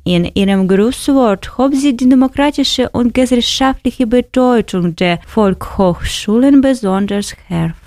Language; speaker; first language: German; non-native, fluent; Ukrainian